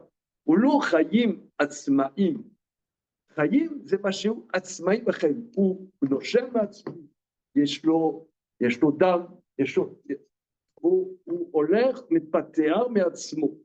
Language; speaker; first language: Hebrew; non-native, fluent; French